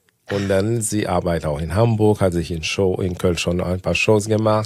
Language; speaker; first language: German; non-native, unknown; Portuguese